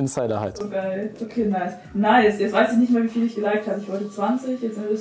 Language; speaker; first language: German; native; German